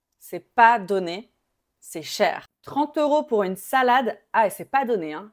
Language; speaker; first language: French; native; French